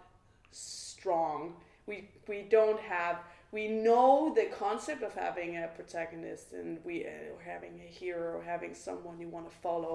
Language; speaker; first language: English; non-native, fluent; Danish